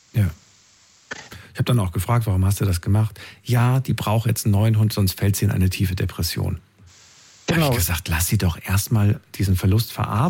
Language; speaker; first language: German; native; German